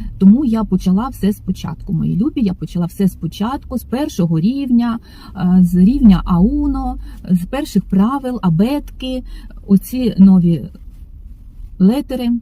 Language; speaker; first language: Ukrainian; non-native, local second language; Russian